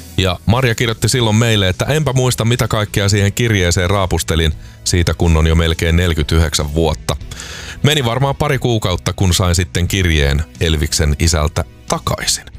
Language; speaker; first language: Finnish; native; Finnish